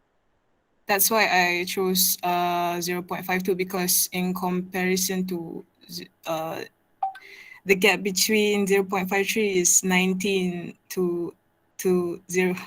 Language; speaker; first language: English; non-native, local second language; Malay